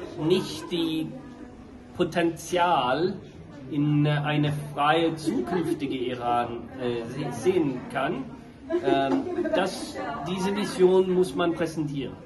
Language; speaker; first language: German; non-native, learner; Swedish